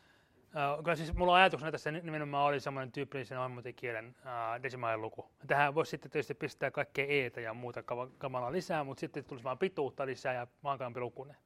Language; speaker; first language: Finnish; native; Finnish